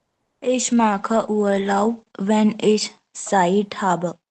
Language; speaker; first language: German; non-native, learner; Hindi